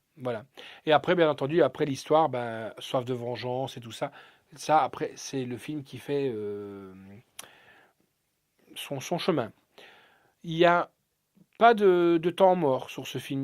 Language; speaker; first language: French; native; French